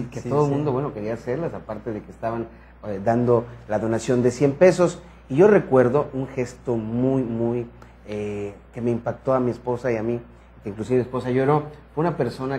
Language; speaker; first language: Spanish; native; Spanish